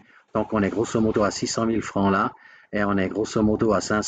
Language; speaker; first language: French; native; French